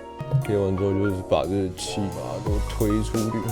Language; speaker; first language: Chinese; native; Chinese